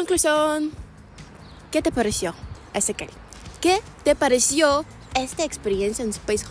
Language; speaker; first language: Spanish; non-native, learner; Ukrainian